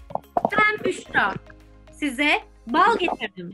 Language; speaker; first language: Turkish; early bilingual, heritage; Turkish